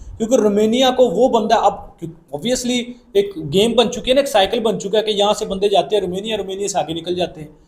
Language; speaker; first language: Urdu; non-native, local second language; Punjabi